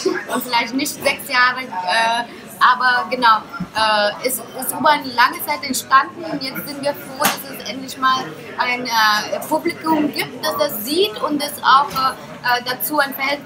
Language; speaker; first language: German; non-native, fluent; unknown